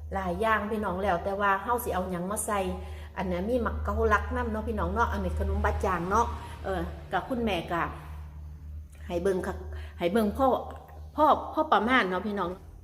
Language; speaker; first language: Thai; native; Thai